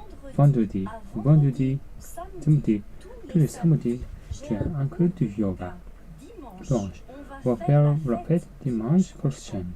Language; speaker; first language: French; non-native, learner; Japanese